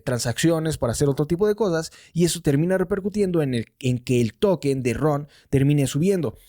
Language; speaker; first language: Spanish; native; Spanish